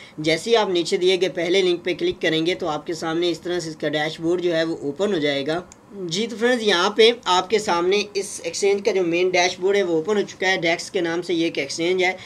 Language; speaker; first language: Urdu; native; Urdu